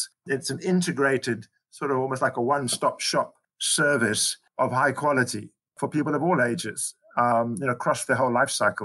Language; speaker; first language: English; native; English